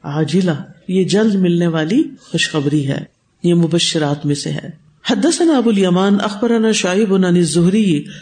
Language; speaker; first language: Urdu; non-native, local second language; Punjabi